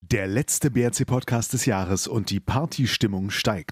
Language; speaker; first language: German; native; German